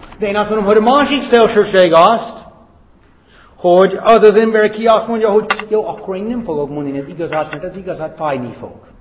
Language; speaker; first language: Hungarian; non-native, fluent; English